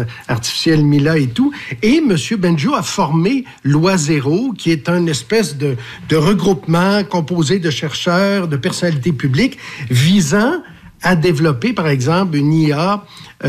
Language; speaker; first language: French; native; French